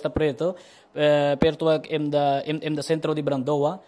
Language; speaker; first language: Portuguese; non-native, learner; Punjabi